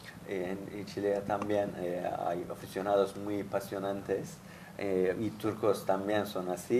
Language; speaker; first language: Spanish; non-native, fluent; Turkish